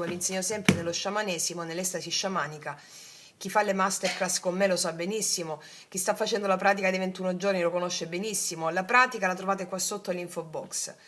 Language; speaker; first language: Italian; native; Italian